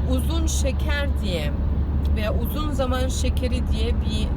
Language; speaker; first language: Turkish; native; Turkish